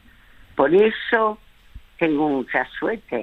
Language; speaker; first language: Spanish; early bilingual, other home language; French